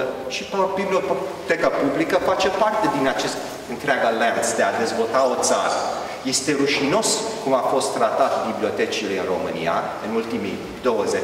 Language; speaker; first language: Romanian; early bilingual, heritage; Romanian